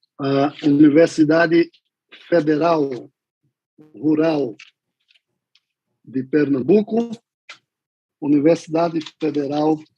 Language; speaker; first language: Portuguese; non-native, fluent; Spanish